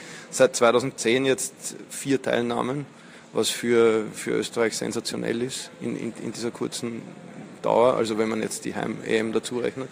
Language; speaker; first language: German; native; German